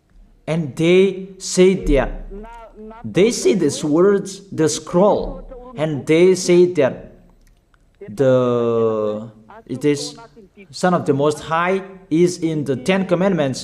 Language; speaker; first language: English; non-native, fluent; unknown